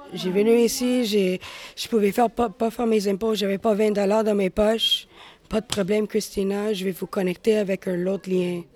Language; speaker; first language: French; native; French